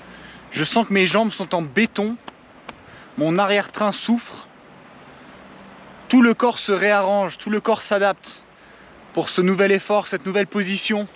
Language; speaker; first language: French; native; French